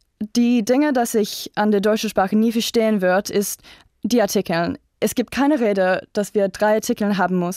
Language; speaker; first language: German; non-native, fluent; English